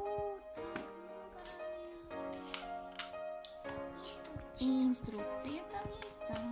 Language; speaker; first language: Russian; non-native, fluent; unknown